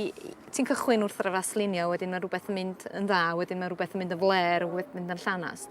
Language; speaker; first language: Welsh; native; Welsh